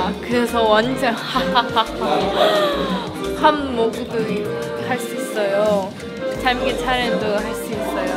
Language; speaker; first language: Korean; non-native, learner; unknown